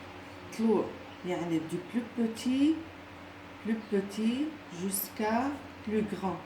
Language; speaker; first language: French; non-native, local second language; Arabic